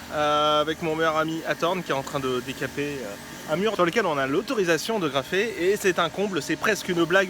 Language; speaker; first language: French; native; French